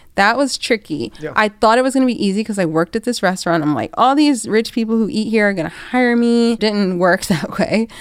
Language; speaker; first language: English; native; English